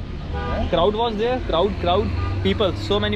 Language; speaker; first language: English; non-native, local second language; Hindi